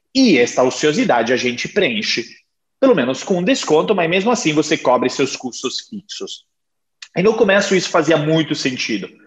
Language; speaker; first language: Portuguese; non-native, fluent; Italian